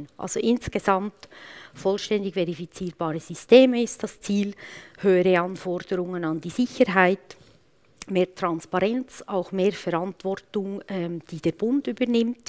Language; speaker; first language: German; native; German